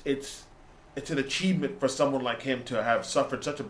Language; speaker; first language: English; native; English